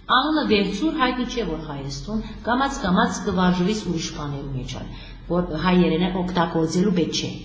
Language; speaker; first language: Armenian; early bilingual, heritage; Armenian